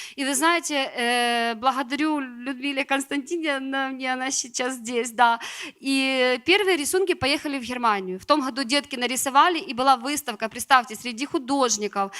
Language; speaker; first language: Russian; native; Russian